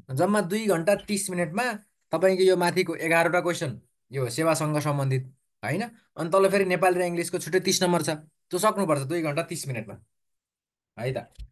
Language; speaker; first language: Nepali; native; Nepali